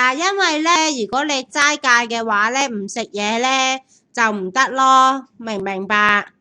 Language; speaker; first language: Chinese; native; Chinese